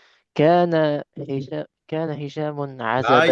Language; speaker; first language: Arabic; non-native, learner; English